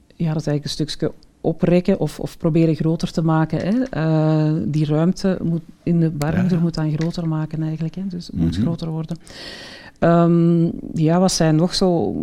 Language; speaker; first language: Dutch; native; Dutch